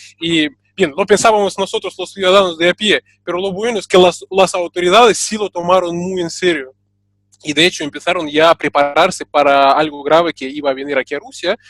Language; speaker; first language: Spanish; non-native, fluent; Russian